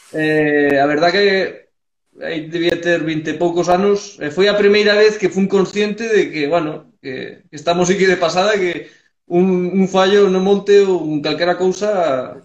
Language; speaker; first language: Galician; early bilingual, heritage; Galician